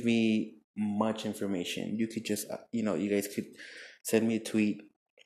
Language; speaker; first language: English; native; English